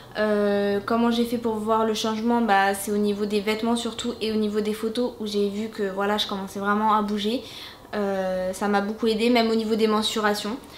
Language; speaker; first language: French; native; French